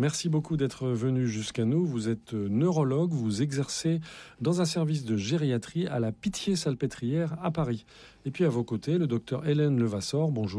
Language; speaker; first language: French; native; French